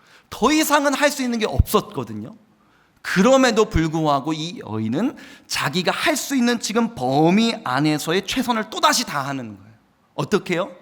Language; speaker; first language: Korean; native; Korean